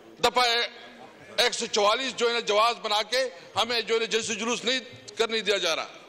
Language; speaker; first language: Urdu; non-native, local second language; Pashto